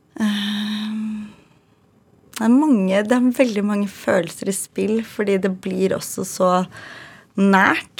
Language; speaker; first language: Norwegian; early bilingual, other home language; Ukrainian